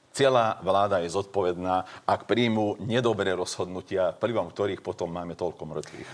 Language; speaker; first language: Slovak; non-native, local second language; Hungarian